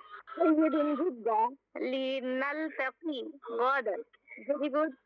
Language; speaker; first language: Arabic; non-native, learner; Bangla